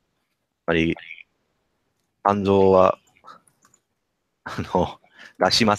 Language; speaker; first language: Japanese; non-native, learner; English